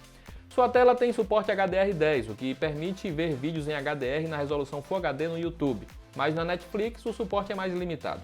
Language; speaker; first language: Portuguese; native; Portuguese